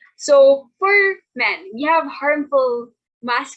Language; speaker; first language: English; non-native, local second language; Filipino